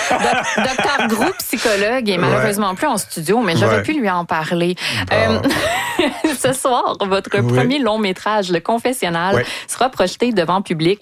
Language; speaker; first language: French; native; French